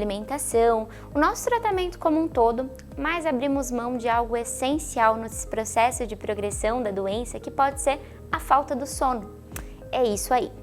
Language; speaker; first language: Portuguese; native; Portuguese